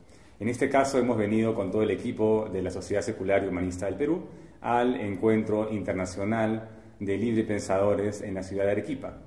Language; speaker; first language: Spanish; native; Spanish